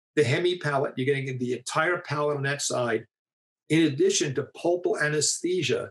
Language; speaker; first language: English; native; English